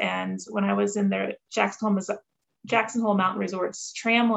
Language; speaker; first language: English; native; English